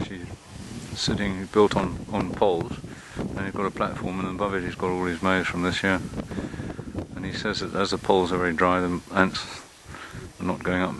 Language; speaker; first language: English; native; English